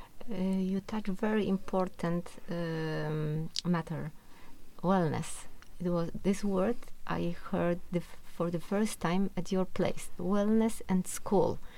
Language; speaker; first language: English; non-native, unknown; Polish